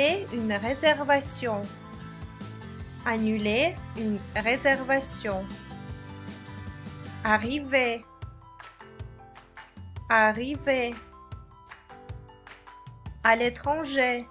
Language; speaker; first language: French; non-native, fluent; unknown